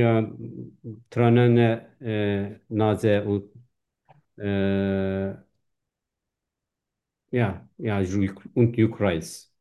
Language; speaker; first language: German; non-native, fluent; Turkish